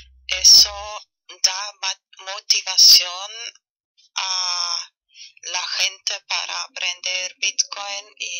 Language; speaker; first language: Spanish; non-native, fluent; German